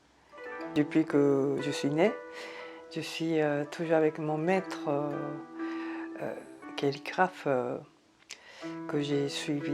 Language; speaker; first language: French; non-native, fluent; Japanese